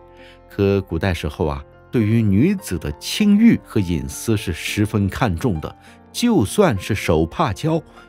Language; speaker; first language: Chinese; native; Chinese